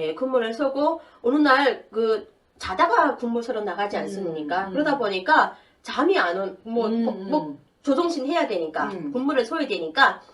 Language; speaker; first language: Korean; native; Korean